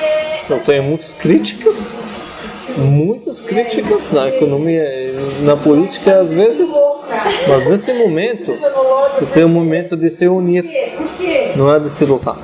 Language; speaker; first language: Portuguese; non-native, fluent; Arabic